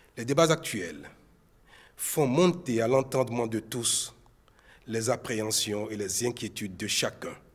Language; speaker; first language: French; non-native, local second language; Fon